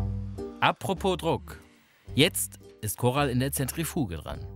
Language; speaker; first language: German; native; German